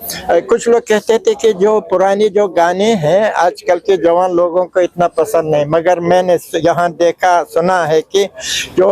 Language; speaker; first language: Hindi; non-native, fluent; Uzbek